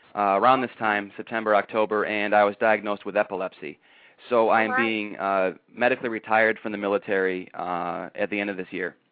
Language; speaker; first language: English; native; English